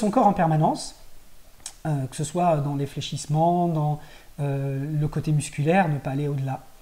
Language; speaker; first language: French; native; French